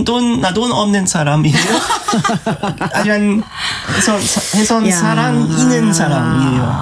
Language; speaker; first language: Korean; non-native, learner; German